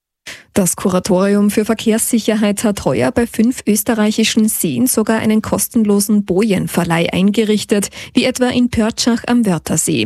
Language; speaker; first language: German; native; German